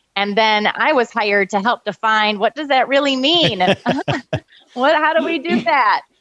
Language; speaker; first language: English; native; English